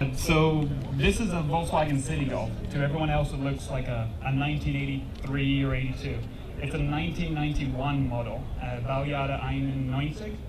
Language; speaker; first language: English; native; English